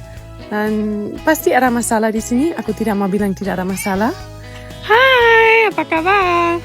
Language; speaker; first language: Indonesian; non-native, fluent; German